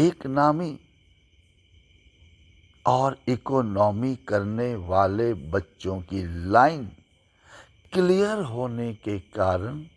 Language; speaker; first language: Hindi; native; Hindi